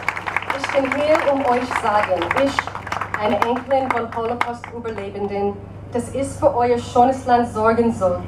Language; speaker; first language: German; non-native, learner; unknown